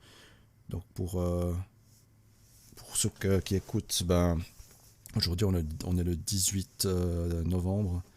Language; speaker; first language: French; native; French